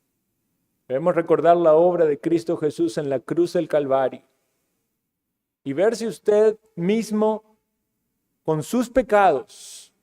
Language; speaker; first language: Spanish; native; Spanish